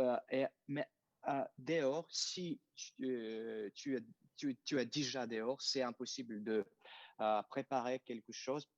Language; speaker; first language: French; non-native, fluent; Russian